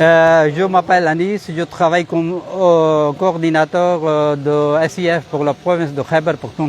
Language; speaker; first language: French; non-native, fluent; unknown